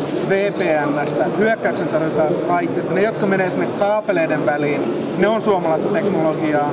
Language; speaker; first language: Finnish; native; Finnish